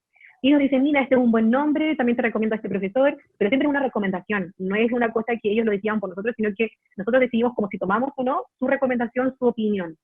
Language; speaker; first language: Spanish; native; Spanish